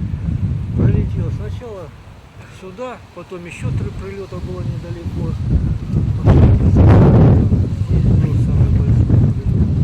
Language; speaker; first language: Russian; native; Russian